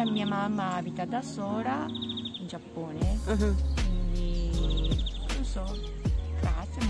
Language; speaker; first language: Italian; non-native, learner; Japanese